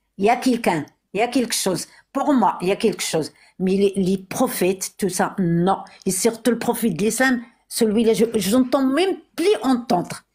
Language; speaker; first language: French; non-native, local second language; Arabic